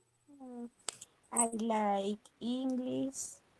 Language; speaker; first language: English; non-native, learner; Spanish